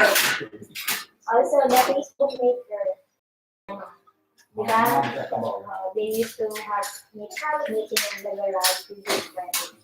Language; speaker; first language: English; non-native, local second language; Filipino